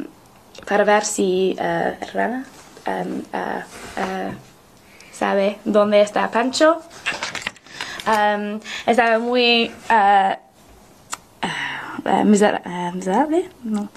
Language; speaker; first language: Spanish; non-native, learner; English